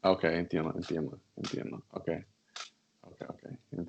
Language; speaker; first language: Spanish; non-native, learner; English